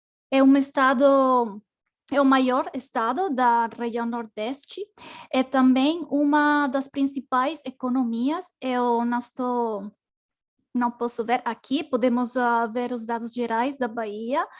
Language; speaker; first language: Portuguese; non-native, learner; Spanish